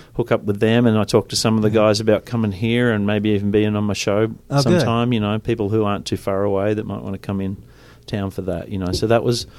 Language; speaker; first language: English; native; English